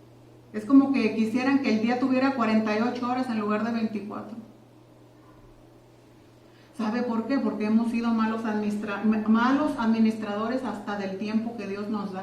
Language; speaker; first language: Spanish; native; Spanish